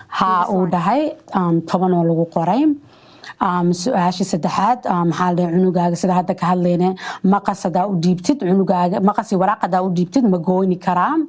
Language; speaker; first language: Somali; early bilingual, heritage; Somali